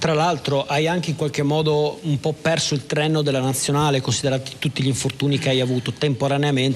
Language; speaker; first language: Italian; native; Italian